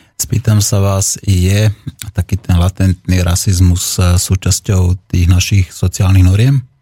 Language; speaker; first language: Slovak; native; Slovak